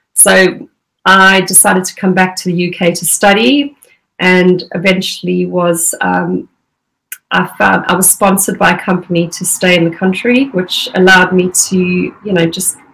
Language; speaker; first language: English; native; English